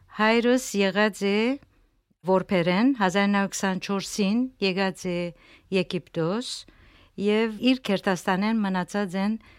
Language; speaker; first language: Armenian; early bilingual, heritage; Armenian